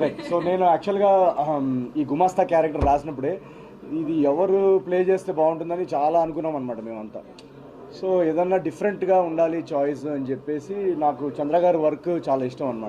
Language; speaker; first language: Telugu; native; Telugu